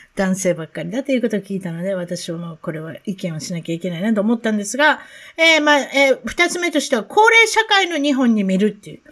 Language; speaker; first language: Japanese; native; Japanese